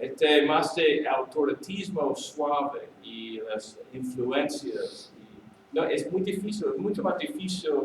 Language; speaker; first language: Spanish; non-native, learner; English